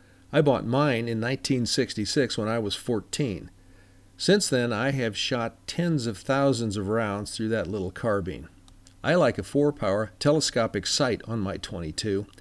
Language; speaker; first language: English; native; English